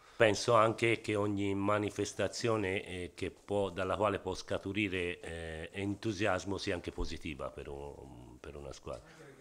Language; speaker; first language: Italian; native; Italian